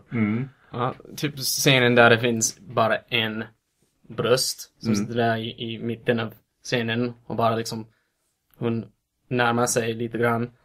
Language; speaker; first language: Swedish; non-native, fluent; English